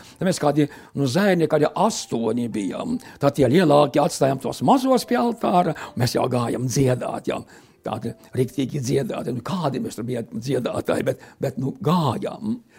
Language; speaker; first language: Latvian; native; Latvian